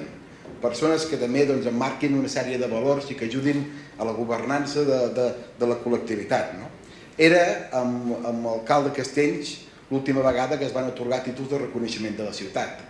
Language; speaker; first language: Catalan; native; Catalan